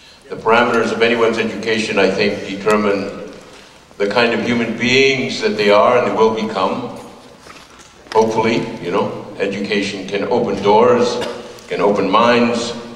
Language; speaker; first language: English; early bilingual, other home language; Spanish